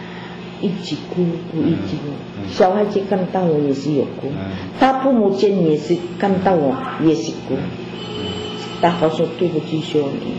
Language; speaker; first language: Chinese; non-native, learner; Filipino